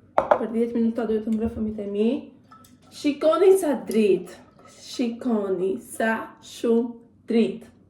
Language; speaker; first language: Albanian; early bilingual, heritage; Albanian